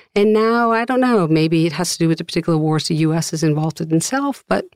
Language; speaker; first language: English; non-native, fluent; Dutch